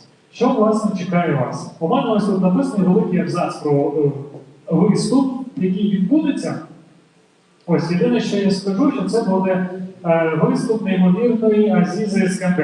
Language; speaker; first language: Ukrainian; native; Ukrainian